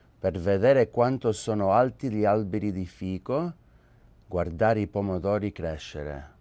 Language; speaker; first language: Italian; early bilingual, heritage; English